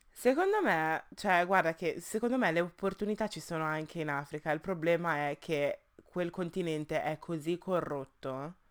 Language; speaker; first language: Italian; early bilingual, other home language; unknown